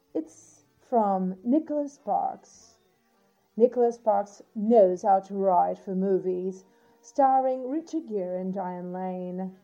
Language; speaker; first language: English; non-native, fluent; Portuguese